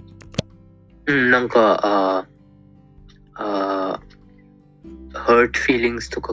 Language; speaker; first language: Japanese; non-native, fluent; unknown